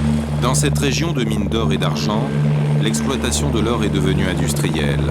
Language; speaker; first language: French; native; French